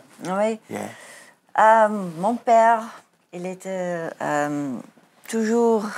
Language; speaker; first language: French; non-native, learner; Afrikaans